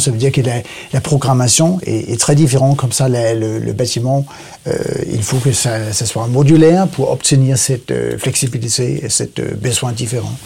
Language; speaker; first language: French; non-native, learner; Danish